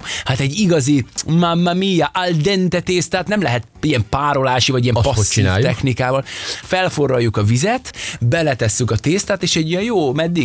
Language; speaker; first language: Hungarian; native; Hungarian